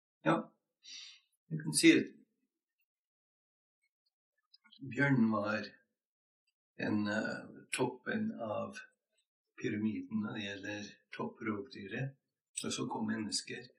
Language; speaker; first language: Norwegian; non-native, fluent; English